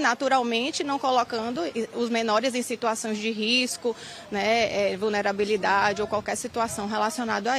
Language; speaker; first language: Portuguese; native; Portuguese